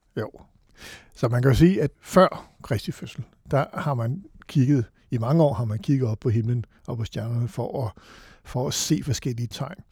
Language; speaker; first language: Danish; native; Danish